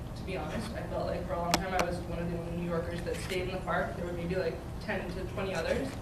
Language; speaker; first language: English; native; English